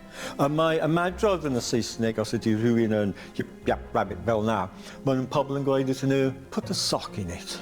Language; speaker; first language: Welsh; native; Welsh